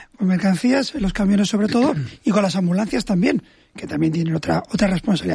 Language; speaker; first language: Spanish; native; Spanish